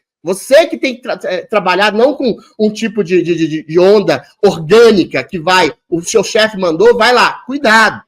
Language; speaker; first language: Portuguese; native; Portuguese